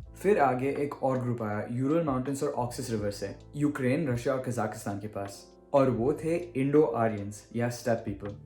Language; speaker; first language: Hindi; early bilingual, heritage; Hindi